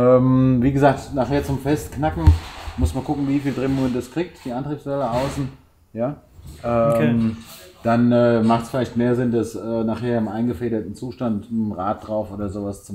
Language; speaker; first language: German; native; German